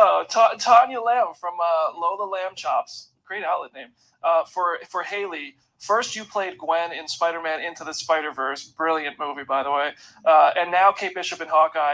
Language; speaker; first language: English; native; English